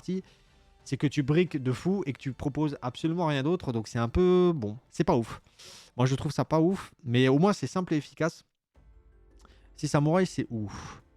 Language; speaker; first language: French; native; French